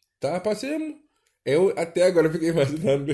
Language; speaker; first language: Portuguese; non-native, learner; Wolof